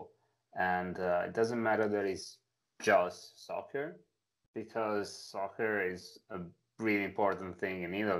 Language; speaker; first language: English; non-native, fluent; Italian